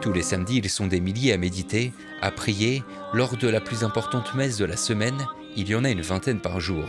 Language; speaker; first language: French; native; French